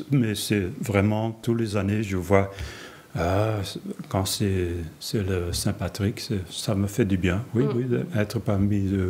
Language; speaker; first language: French; non-native, fluent; Dutch